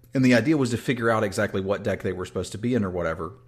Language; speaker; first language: English; native; English